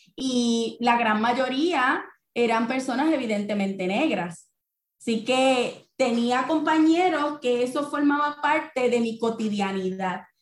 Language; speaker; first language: Spanish; native; Spanish